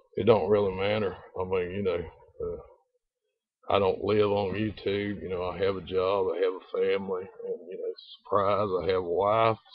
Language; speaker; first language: English; native; English